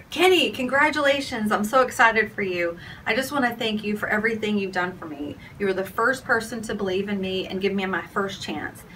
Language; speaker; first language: English; native; English